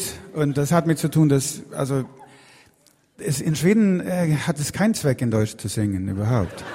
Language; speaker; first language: German; non-native, learner; Swedish